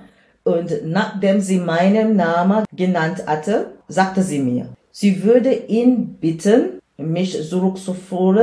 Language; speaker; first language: German; non-native, learner; English